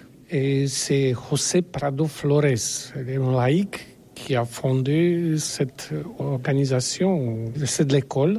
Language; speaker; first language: French; non-native, learner; Polish